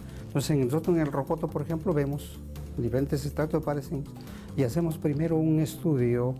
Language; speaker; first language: Spanish; native; Spanish